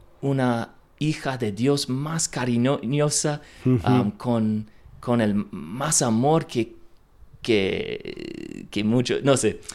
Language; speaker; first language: Spanish; non-native, learner; English